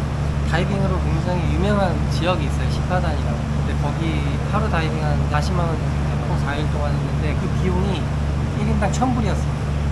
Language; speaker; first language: Korean; native; Korean